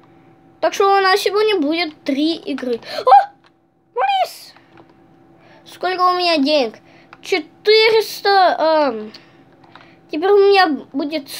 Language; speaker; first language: Russian; early bilingual, heritage; Russian